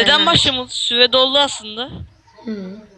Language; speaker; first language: Turkish; native; Turkish